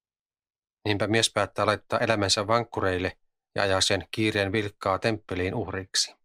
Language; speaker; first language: Finnish; native; Finnish